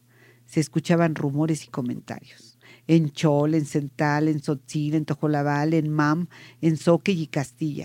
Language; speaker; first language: Spanish; native; Spanish